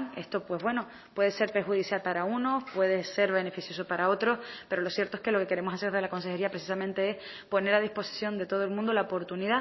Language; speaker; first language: Spanish; native; Spanish